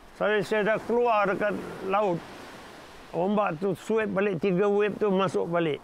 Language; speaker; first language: Malay; native; Malay